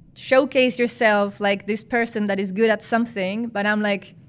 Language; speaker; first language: English; non-native, fluent; Spanish